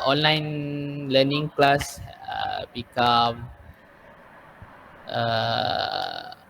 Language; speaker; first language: English; non-native, learner; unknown